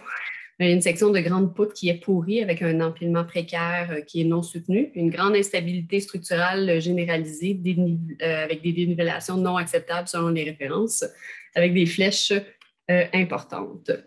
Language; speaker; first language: French; native; French